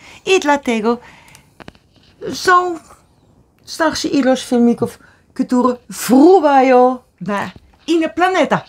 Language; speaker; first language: Polish; non-native, learner; Dutch